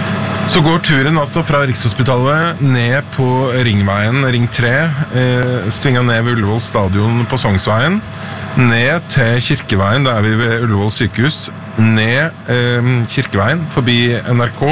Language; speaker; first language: Norwegian; native; Norwegian